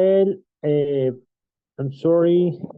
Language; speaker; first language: English; non-native, learner; Spanish